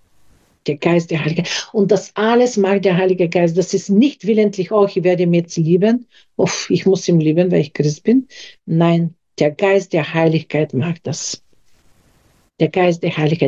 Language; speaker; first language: German; non-native, fluent; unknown